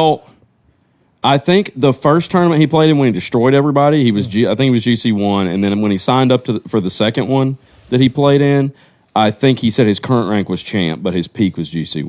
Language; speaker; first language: English; native; English